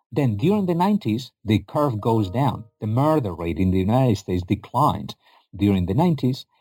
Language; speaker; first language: English; non-native, fluent; Spanish